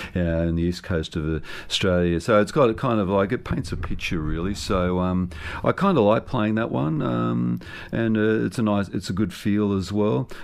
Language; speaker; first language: English; native; English